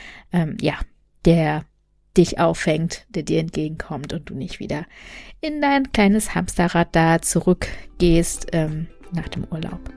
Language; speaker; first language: German; native; German